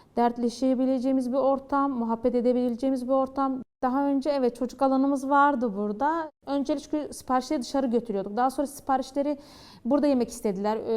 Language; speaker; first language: Turkish; native; Turkish